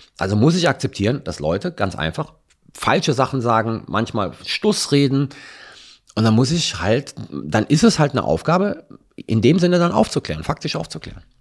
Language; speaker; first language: German; early bilingual, other home language; Italian